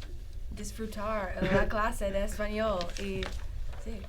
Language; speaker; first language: Spanish; non-native, learner; English